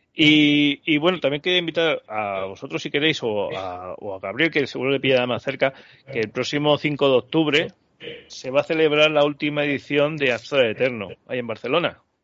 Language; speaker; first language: Spanish; native; Spanish